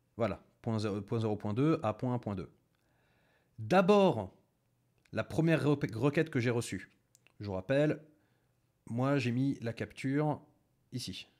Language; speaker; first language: French; native; French